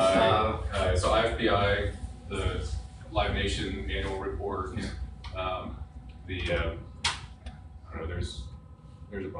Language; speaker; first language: English; native; English